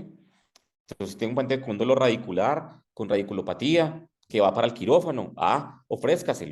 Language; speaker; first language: Spanish; native; Spanish